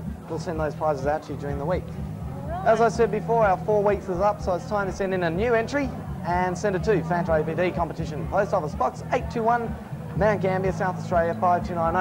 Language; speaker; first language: English; native; English